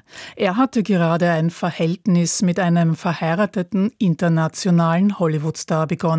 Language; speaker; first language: German; native; German